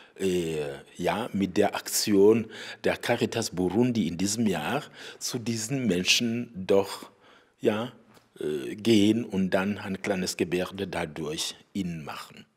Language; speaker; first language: German; non-native, fluent; Rundi